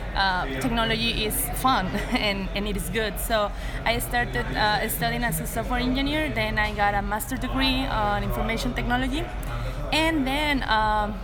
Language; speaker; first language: English; non-native, fluent; Spanish